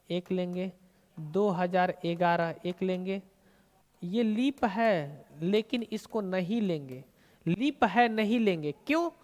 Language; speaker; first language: Hindi; native; Hindi